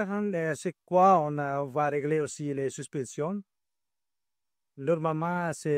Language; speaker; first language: French; non-native, learner; Italian